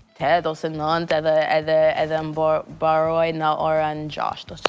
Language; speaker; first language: Albanian; non-native, learner; English